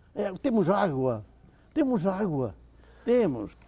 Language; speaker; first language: Portuguese; native; Portuguese